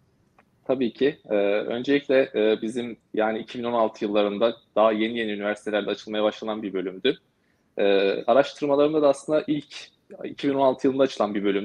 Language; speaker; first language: Turkish; native; Turkish